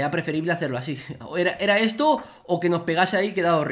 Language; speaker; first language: Spanish; native; Spanish